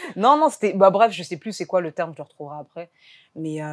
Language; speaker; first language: French; native; French